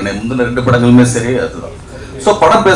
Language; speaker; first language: Tamil; native; Tamil